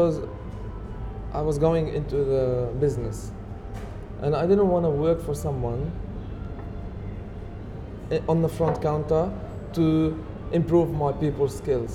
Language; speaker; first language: English; non-native, fluent; Arabic